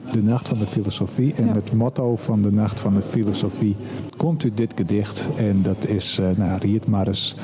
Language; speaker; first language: Dutch; non-native, local second language; Western Frisian